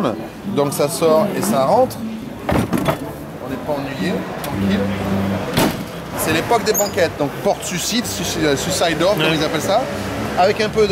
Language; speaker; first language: French; native; French